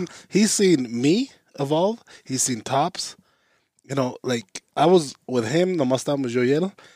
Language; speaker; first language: English; early bilingual, other home language; Spanish